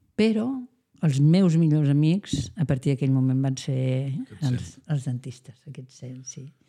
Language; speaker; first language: Catalan; non-native, local second language; Spanish